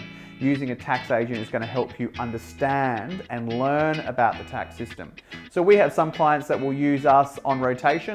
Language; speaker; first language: English; native; English